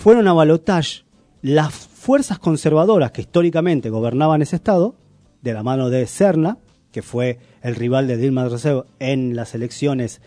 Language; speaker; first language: Spanish; native; Spanish